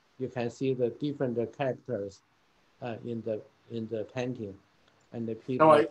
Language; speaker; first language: English; non-native, fluent; Chinese